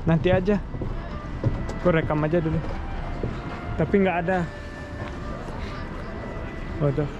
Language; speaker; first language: Indonesian; early bilingual, heritage; German